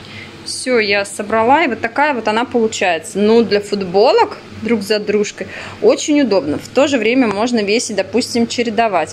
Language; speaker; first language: Russian; native; Russian